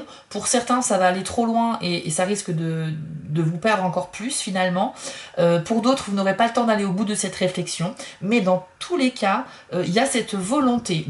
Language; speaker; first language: French; native; French